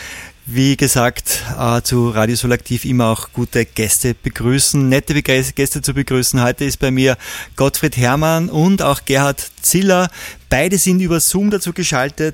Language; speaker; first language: German; native; German